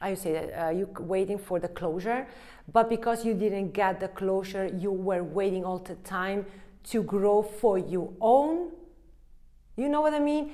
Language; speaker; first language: English; non-native, fluent; Italian